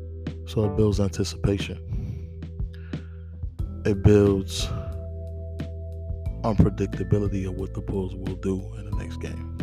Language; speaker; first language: English; native; English